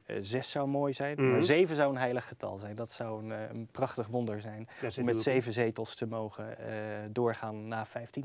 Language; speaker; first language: Dutch; native; Dutch